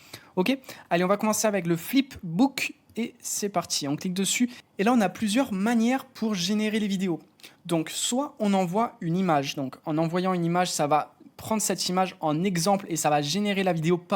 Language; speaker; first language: French; native; French